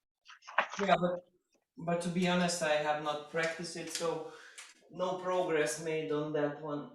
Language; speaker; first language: English; non-native, fluent; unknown